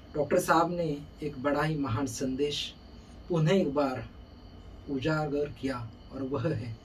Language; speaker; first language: Hindi; non-native, local second language; Marathi